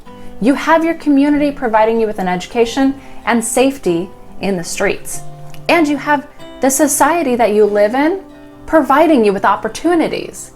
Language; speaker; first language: English; native; English